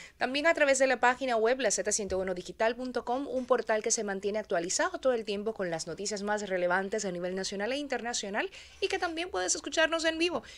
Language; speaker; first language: Spanish; native; Spanish